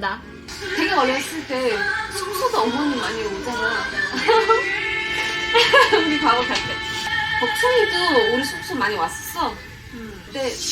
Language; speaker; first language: Korean; non-native, fluent; Chinese